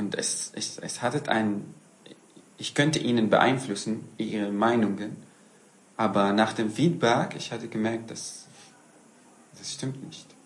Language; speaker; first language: German; non-native, fluent; Arabic